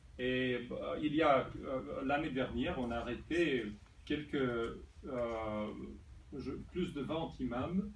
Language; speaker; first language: French; non-native, fluent; Serbian